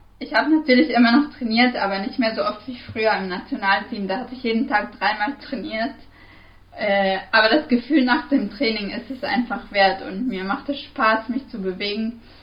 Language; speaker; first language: German; non-native, fluent; Arabic